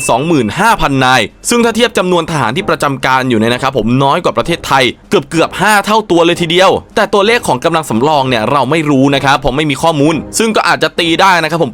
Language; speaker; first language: Thai; native; Thai